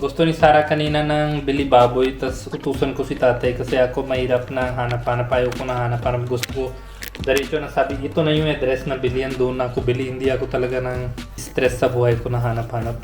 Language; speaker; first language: Filipino; non-native, learner; Punjabi